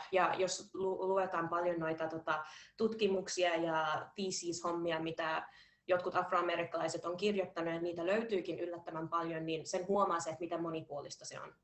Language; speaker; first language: Finnish; early bilingual, heritage; Finnish